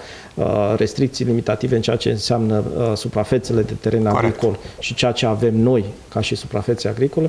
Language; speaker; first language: Romanian; native; Romanian